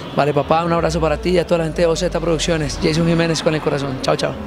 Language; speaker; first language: Spanish; native; Spanish